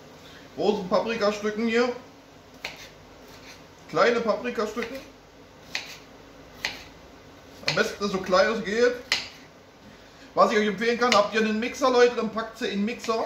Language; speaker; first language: German; native; German